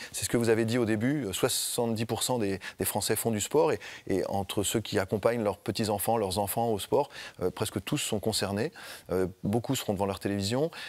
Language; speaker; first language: French; native; French